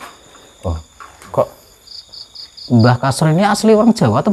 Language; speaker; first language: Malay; non-native, local second language; Javanese